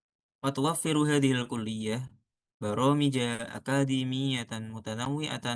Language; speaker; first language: Arabic; non-native, learner; Indonesian